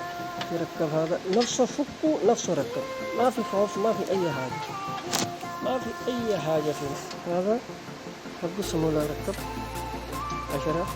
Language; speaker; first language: Arabic; non-native, learner; Punjabi